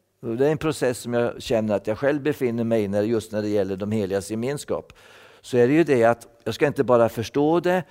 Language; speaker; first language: Swedish; native; Swedish